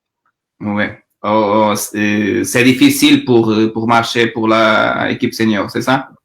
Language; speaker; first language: French; non-native, learner; Portuguese